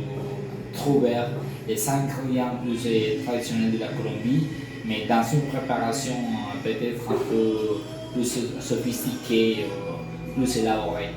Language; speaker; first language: French; non-native, learner; Spanish